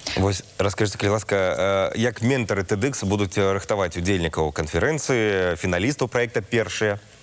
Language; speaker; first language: Belarusian; non-native, local second language; Russian